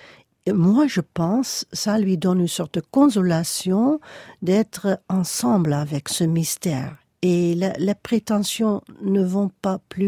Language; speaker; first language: French; non-native, fluent; Dutch